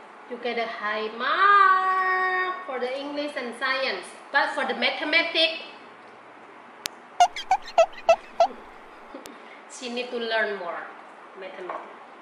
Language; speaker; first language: English; non-native, fluent; Indonesian